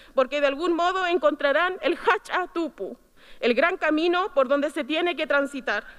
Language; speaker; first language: Spanish; native; Spanish